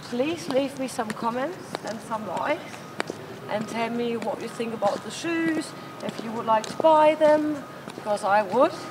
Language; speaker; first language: English; non-native, fluent; German